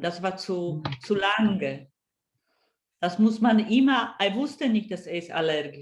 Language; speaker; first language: German; non-native, fluent; Polish